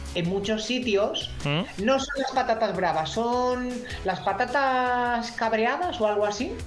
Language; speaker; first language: Spanish; native; Spanish